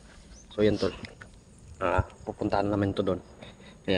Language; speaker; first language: Filipino; non-native, local second language; Cebuano